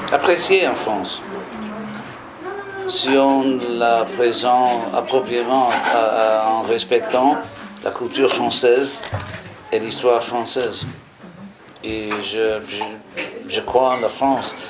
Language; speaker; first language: French; non-native, fluent; English